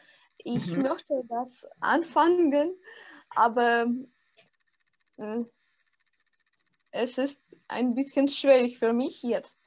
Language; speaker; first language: German; non-native, learner; Russian